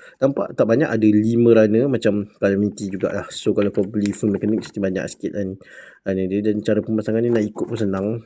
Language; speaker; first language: Malay; native; Malay